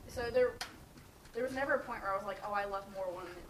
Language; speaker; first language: English; native; English